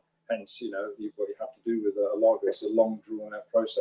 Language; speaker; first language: English; native; English